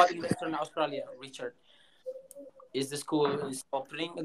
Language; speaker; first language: English; non-native, learner; Indonesian